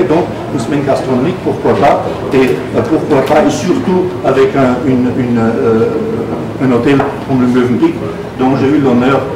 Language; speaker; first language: French; non-native, fluent; German